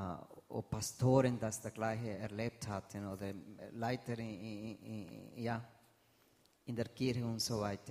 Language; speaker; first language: German; non-native, fluent; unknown